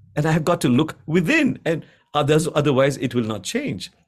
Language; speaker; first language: English; non-native, local second language; Bangla